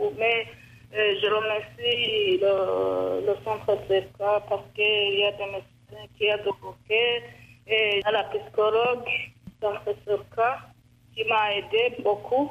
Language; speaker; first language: French; non-native, learner; Rundi